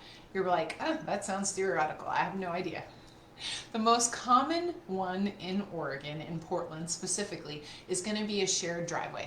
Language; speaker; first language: English; native; English